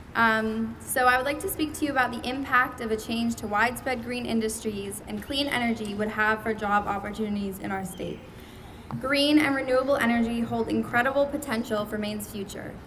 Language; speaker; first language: English; native; English